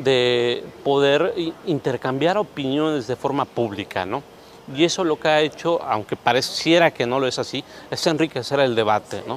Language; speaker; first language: Spanish; native; Spanish